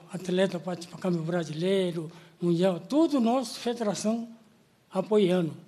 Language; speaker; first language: Portuguese; non-native, learner; Korean